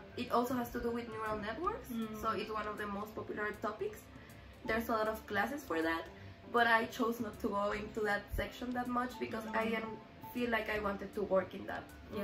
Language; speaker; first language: English; non-native, fluent; Spanish